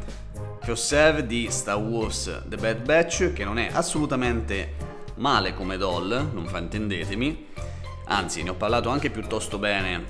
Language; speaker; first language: Italian; native; Italian